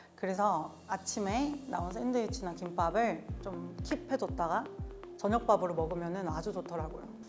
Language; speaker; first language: Korean; native; Korean